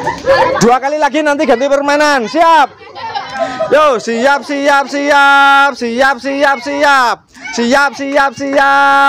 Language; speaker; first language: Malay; non-native, local second language; Javanese